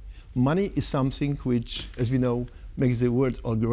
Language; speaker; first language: English; non-native, fluent; Polish